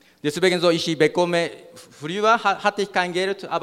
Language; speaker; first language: German; non-native, learner; Japanese